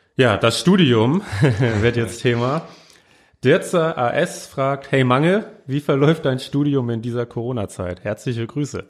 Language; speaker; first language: German; native; German